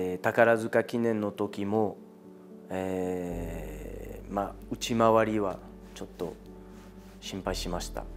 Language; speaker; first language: Japanese; non-native, fluent; French